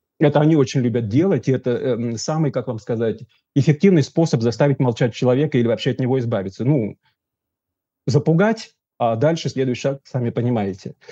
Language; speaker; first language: Russian; native; Russian